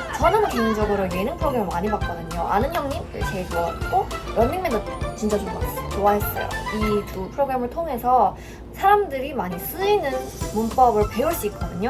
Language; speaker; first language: Korean; non-native, fluent; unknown